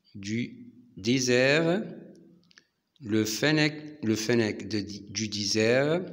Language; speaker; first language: French; non-native, local second language; Arabic